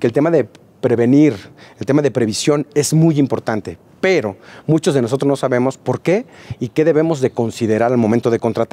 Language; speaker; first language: Spanish; native; Spanish